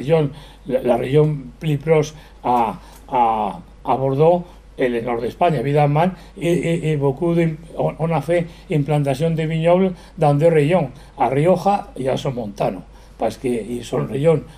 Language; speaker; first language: French; non-native, learner; Spanish